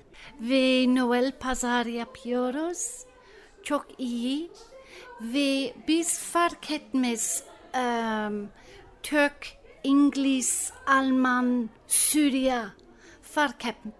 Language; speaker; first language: Turkish; non-native, learner; English